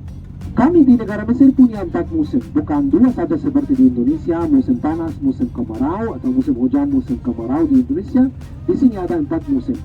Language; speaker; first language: Indonesian; non-native, fluent; Arabic